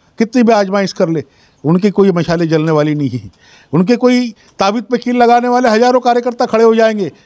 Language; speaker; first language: Hindi; non-native, local second language; Marathi